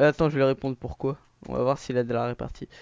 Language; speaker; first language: French; native; French